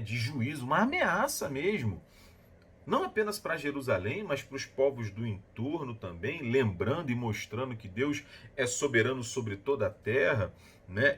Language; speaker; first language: Portuguese; native; Portuguese